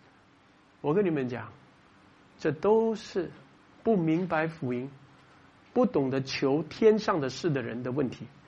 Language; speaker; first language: Chinese; native; Chinese